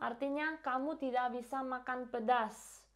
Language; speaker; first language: Indonesian; non-native, fluent; Spanish